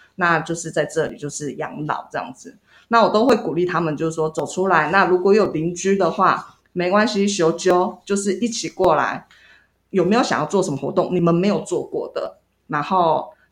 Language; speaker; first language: Chinese; native; Chinese